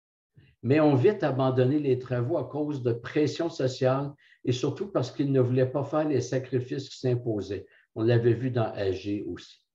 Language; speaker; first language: French; native; French